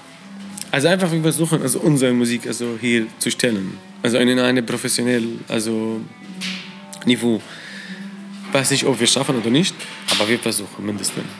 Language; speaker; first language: German; non-native, learner; Arabic